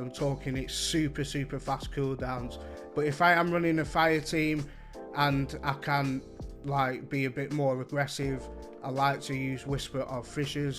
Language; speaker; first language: English; native; English